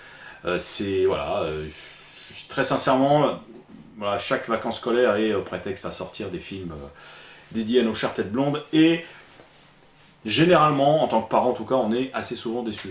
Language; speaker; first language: French; native; French